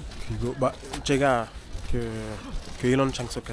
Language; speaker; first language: Korean; non-native, learner; French